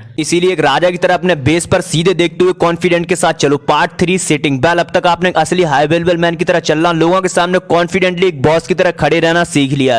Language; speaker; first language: Hindi; native; Hindi